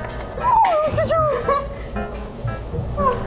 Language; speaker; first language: Korean; non-native, fluent; Estonian